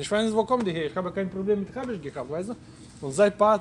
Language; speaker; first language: German; non-native, learner; Polish